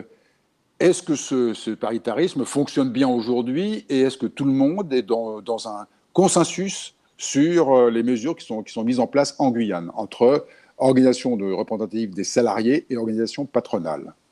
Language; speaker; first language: French; native; French